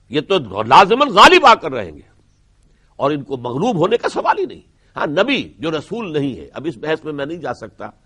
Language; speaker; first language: Urdu; native; Urdu